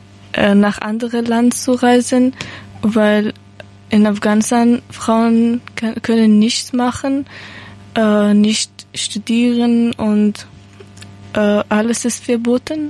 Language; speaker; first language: German; non-native, learner; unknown